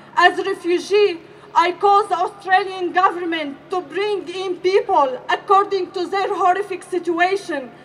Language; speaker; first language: English; non-native, fluent; Arabic